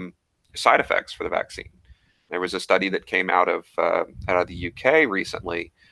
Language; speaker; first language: English; native; English